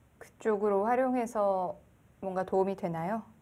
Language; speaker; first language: Korean; native; Korean